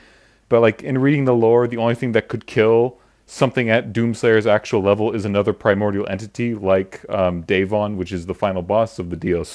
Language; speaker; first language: English; native; English